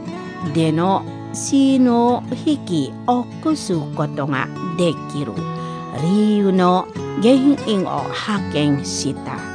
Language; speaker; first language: Japanese; non-native, fluent; Indonesian